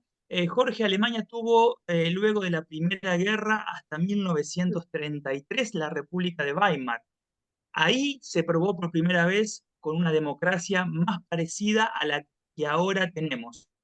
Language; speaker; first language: Spanish; native; Spanish